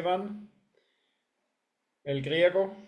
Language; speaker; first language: Spanish; non-native, fluent; English